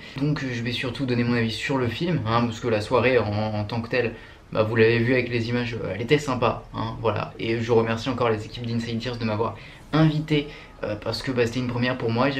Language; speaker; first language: French; native; French